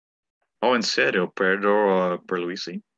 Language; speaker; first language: Spanish; early bilingual, heritage; Spanish